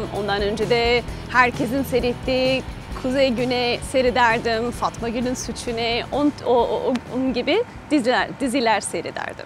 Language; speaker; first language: Turkish; non-native, fluent; English